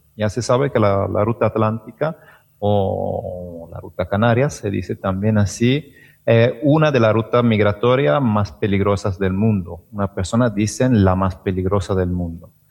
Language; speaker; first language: Spanish; non-native, fluent; Italian